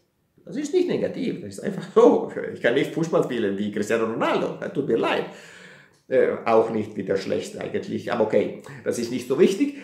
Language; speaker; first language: German; non-native, fluent; Italian